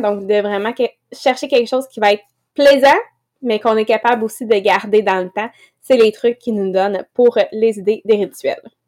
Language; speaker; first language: French; native; French